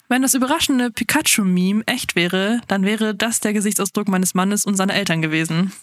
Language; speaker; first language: German; early bilingual, other home language; Afrikaans